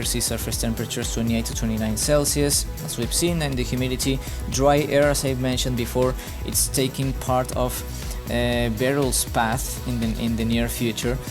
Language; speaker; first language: English; non-native, fluent; Spanish